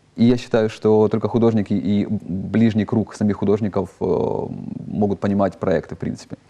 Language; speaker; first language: Russian; native; Russian